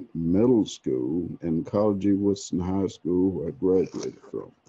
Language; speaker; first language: English; native; English